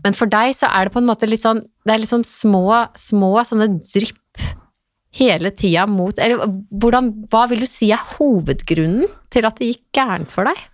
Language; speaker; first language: Norwegian; native; Norwegian